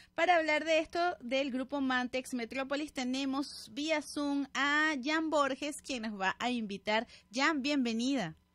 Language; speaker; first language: Spanish; native; Spanish